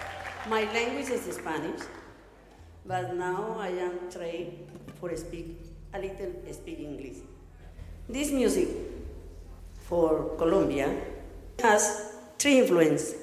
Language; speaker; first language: English; non-native, learner; Spanish